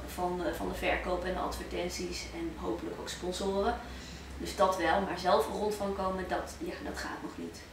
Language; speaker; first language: Dutch; early bilingual, other home language; Arabic